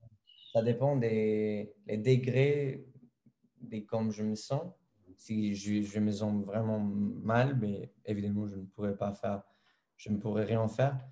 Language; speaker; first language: French; non-native, fluent; Spanish